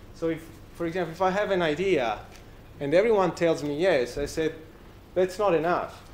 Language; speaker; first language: English; non-native, fluent; Italian